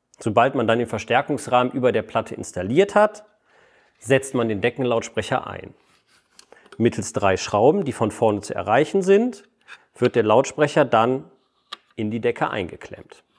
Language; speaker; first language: German; native; German